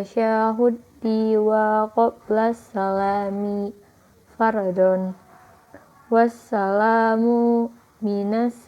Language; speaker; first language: Arabic; non-native, learner; Indonesian